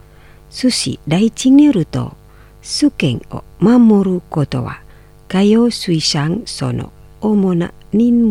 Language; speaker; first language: Japanese; non-native, fluent; Indonesian